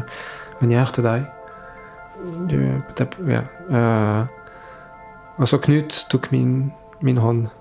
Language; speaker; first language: Norwegian; non-native, fluent; French